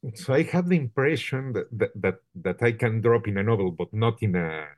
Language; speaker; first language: English; non-native, fluent; Spanish